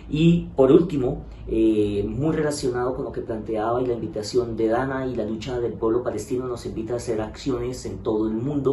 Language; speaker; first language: Spanish; native; Spanish